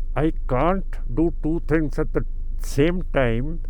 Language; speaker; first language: English; non-native, local second language; Punjabi